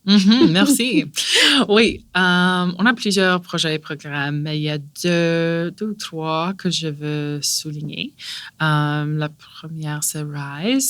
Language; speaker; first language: French; non-native, local second language; English